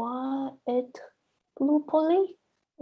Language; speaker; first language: French; non-native, learner; Chinese